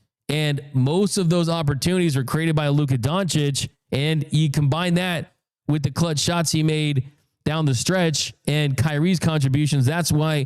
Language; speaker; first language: English; native; English